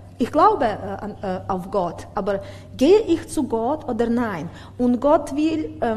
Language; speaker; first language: German; non-native, learner; Ukrainian